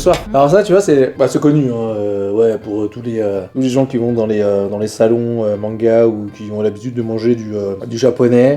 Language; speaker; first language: French; native; French